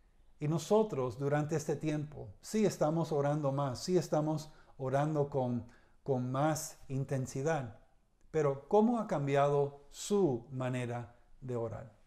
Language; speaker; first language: Spanish; early bilingual, heritage; Spanish